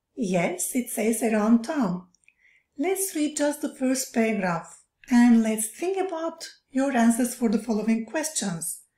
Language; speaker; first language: English; non-native, fluent; Turkish